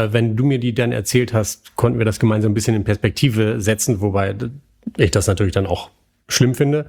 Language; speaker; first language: German; native; German